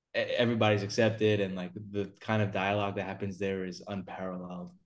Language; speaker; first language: English; native; English